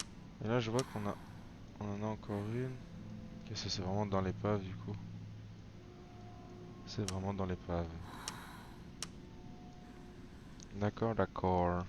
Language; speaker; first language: French; native; French